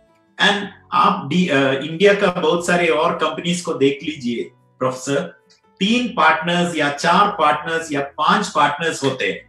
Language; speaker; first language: Hindi; non-native, local second language; Malayalam